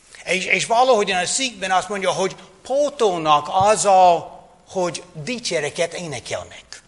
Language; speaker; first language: Hungarian; non-native, fluent; English